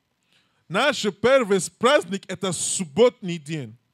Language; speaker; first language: Russian; non-native, learner; English